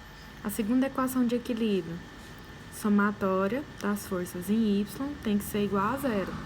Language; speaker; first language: Portuguese; native; Portuguese